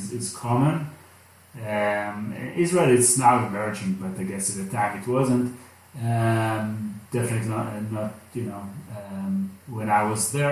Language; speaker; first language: English; non-native, fluent; Hebrew